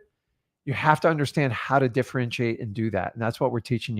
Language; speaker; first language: English; native; English